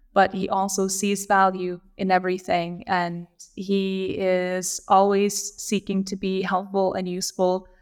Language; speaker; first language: English; non-native, fluent; Lithuanian